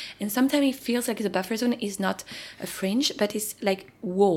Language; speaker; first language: English; non-native, fluent; French